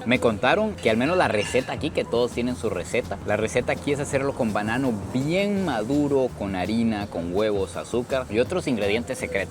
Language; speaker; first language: Spanish; native; Spanish